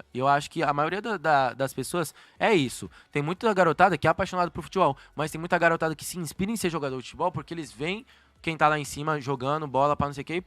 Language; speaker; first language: Portuguese; native; Portuguese